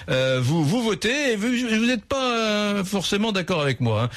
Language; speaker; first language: French; native; French